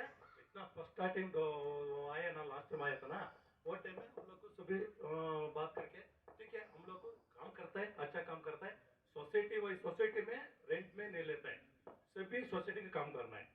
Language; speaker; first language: Hindi; non-native, local second language; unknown